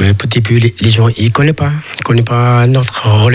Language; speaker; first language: French; non-native, learner; Chinese